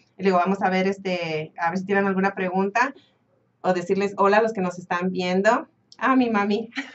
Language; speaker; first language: Spanish; early bilingual, heritage; Spanish